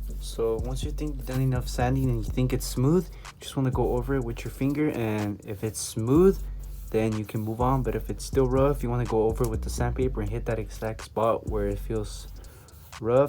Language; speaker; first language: English; native; English